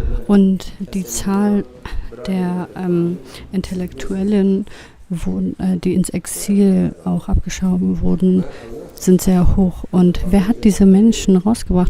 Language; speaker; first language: German; non-native, fluent; Kurdish